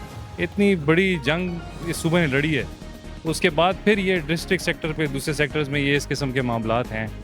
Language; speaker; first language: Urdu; non-native, local second language; Pashto